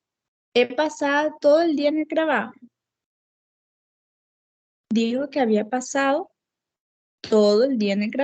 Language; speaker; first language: Spanish; non-native, fluent; Portuguese